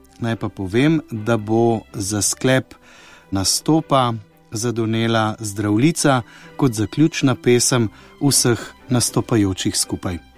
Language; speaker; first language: Slovenian; native; Slovenian